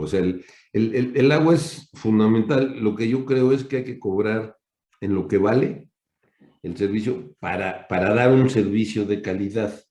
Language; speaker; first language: Spanish; native; Spanish